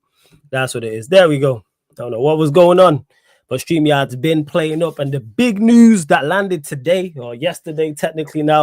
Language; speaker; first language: English; native; English